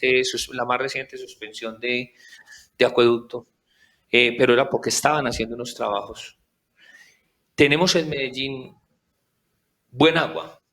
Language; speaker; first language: Spanish; native; Spanish